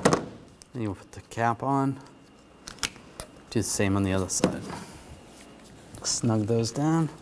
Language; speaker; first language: English; native; English